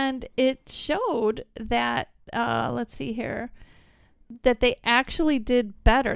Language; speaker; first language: English; native; English